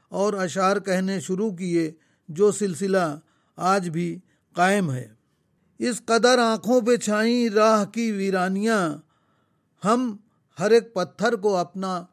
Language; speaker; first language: Urdu; native; Urdu